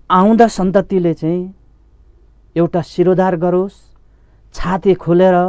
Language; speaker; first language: Nepali; non-native, local second language; Limbu